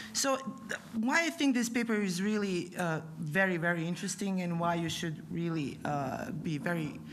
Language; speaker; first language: English; non-native, fluent; Italian